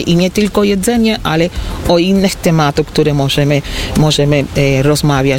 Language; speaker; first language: Polish; non-native, fluent; Spanish